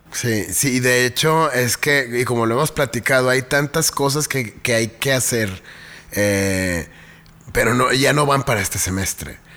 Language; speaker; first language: Spanish; native; Spanish